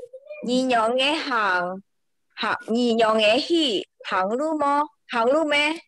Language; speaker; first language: Chinese; non-native, learner; Indonesian